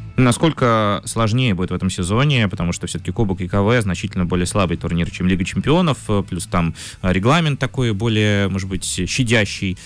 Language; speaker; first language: Russian; native; Russian